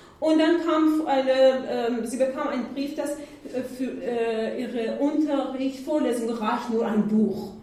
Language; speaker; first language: German; non-native, learner; Persian